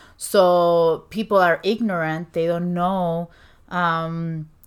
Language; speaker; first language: English; non-native, fluent; Spanish